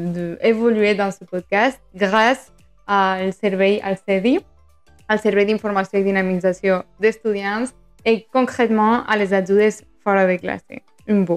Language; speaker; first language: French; non-native, fluent; Spanish